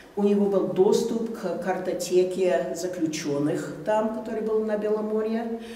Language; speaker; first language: Russian; non-native, fluent; English